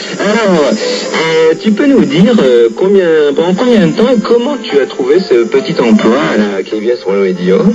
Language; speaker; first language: French; native; French